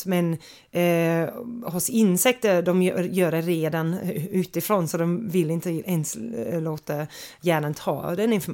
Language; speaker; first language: Swedish; non-native, fluent; English